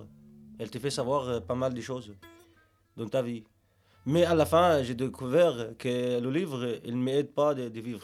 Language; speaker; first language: French; non-native, learner; Arabic